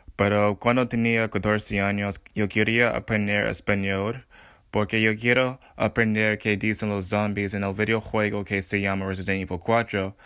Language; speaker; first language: Spanish; non-native, learner; English